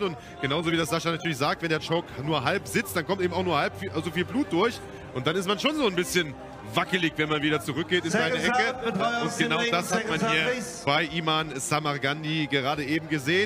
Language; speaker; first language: German; native; German